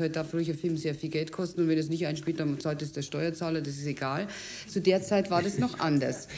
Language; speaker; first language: German; native; German